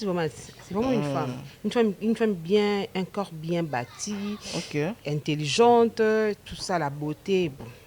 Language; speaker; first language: French; non-native, local second language; Lingala